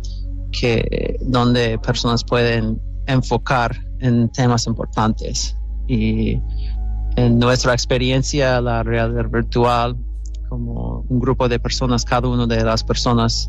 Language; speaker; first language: Spanish; non-native, fluent; English